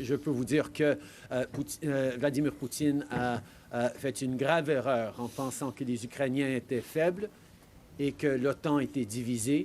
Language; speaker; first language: French; native; French